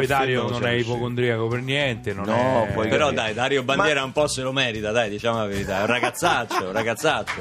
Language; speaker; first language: Italian; native; Italian